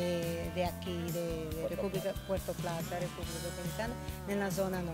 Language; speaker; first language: Spanish; non-native, learner; Italian